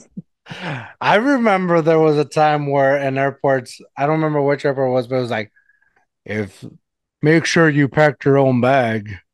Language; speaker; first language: English; non-native, fluent; Spanish